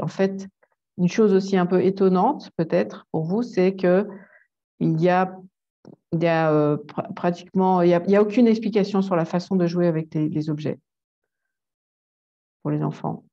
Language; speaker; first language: French; native; French